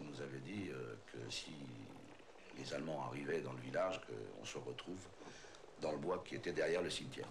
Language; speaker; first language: French; native; French